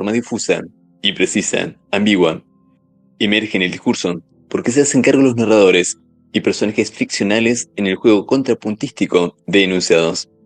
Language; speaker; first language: Spanish; native; Spanish